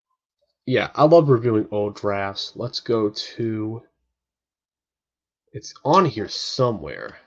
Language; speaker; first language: English; native; English